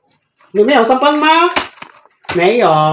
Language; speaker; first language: Chinese; non-native, learner; Filipino